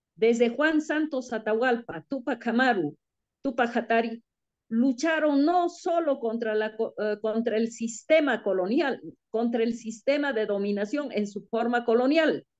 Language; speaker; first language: Spanish; native; Spanish